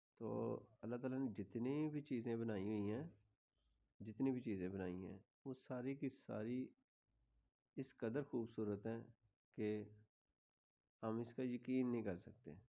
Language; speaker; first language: Urdu; non-native, local second language; Punjabi